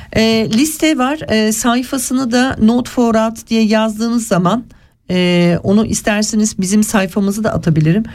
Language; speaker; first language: Turkish; early bilingual, heritage; Turkish